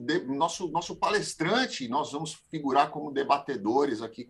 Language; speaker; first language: Portuguese; native; Portuguese